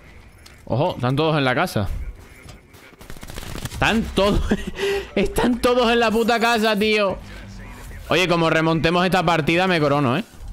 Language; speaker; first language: Spanish; native; Spanish